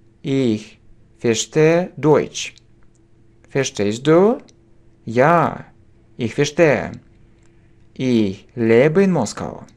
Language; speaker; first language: German; non-native, fluent; Russian